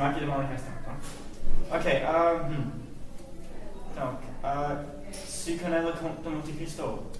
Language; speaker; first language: French; non-native, learner; English